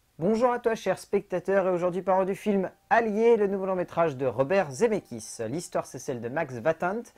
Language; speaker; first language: French; native; French